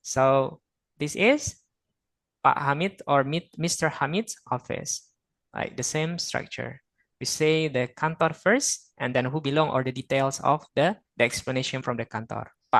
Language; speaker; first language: English; non-native, fluent; Indonesian